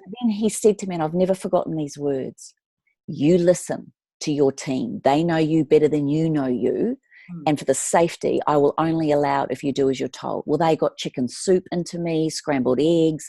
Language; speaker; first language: English; native; English